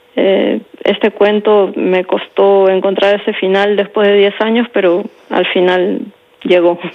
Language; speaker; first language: Spanish; native; Spanish